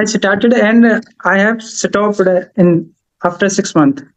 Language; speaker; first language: English; non-native, learner; Haryanvi